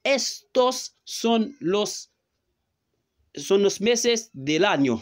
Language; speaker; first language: Spanish; non-native, learner; Haitian Creole